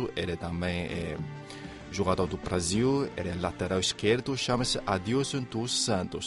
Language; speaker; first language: Portuguese; non-native, fluent; Chinese